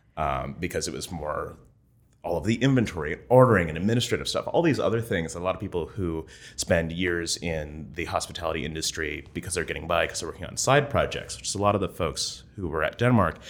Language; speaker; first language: English; native; English